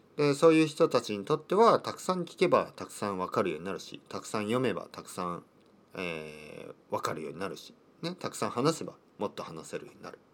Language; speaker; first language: Japanese; native; Japanese